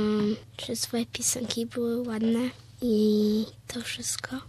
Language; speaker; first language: Polish; early bilingual, heritage; Polish